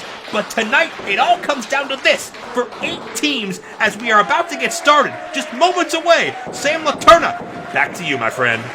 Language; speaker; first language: English; native; English